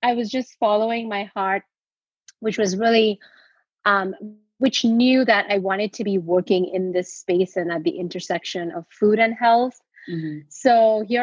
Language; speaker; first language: English; non-native, local second language; Hindi